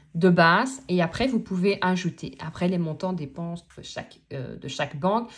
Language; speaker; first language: French; native; French